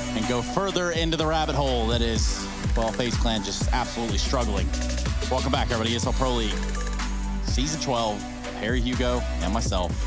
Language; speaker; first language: English; native; English